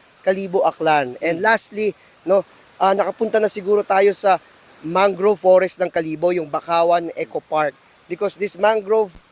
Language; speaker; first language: Filipino; non-native, local second language; Aklanon